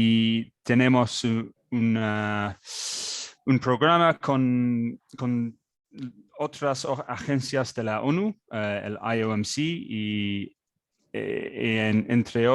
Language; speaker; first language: Spanish; non-native, learner; English